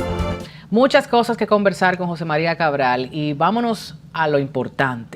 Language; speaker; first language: Spanish; native; Spanish